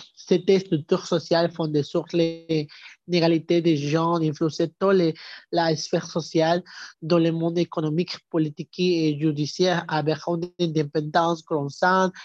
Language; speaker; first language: French; non-native, learner; Spanish